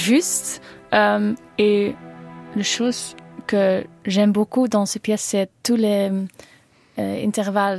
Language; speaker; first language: French; non-native, learner; Dutch